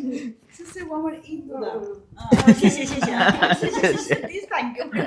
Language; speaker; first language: Chinese; non-native, learner; Marathi